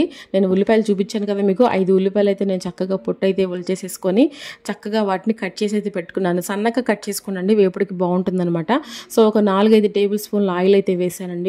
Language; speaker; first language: Telugu; native; Telugu